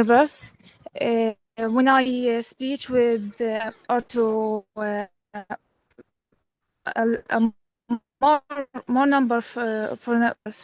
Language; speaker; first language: English; non-native, fluent; Arabic